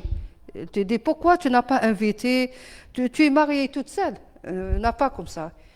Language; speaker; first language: French; non-native, learner; Arabic